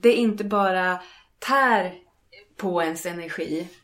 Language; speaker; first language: Swedish; native; Swedish